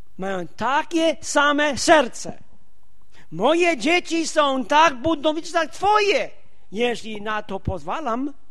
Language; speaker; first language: Polish; non-native, fluent; English